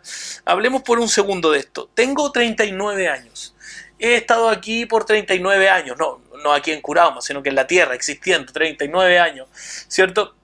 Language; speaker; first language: Spanish; native; Spanish